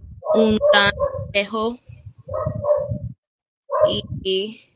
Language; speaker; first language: Spanish; non-native, learner; English